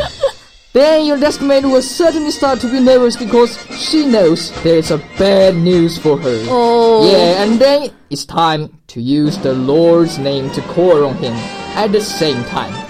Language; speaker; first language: English; non-native, fluent; Chinese